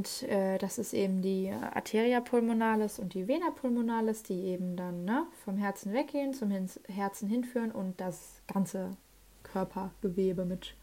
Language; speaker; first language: German; native; German